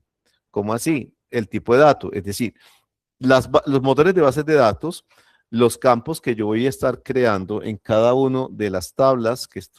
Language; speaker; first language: Spanish; native; Spanish